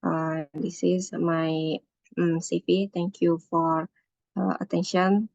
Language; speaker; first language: English; non-native, learner; Indonesian